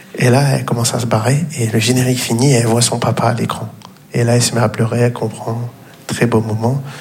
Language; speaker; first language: French; native; French